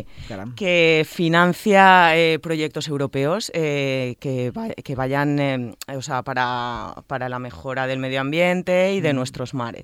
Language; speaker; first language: Spanish; native; Spanish